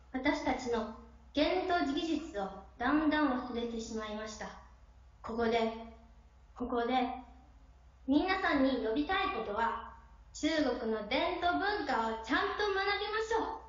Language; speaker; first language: Japanese; non-native, learner; Chinese